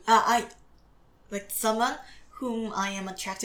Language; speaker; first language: English; non-native, learner; Korean